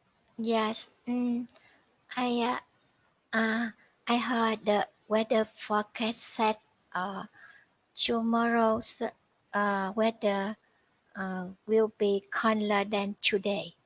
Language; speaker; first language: English; non-native, learner; Vietnamese